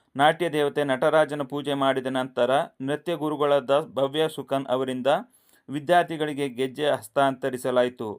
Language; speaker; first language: Kannada; non-native, local second language; Kodava